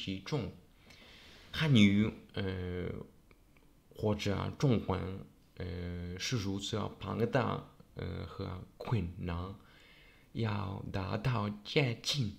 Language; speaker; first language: Chinese; non-native, learner; Polish